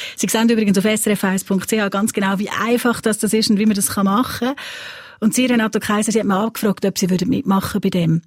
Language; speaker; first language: German; native; German